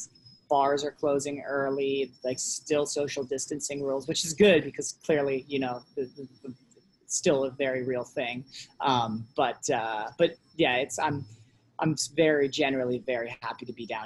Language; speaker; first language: English; native; English